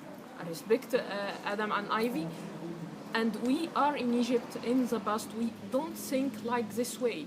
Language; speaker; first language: English; non-native, learner; Arabic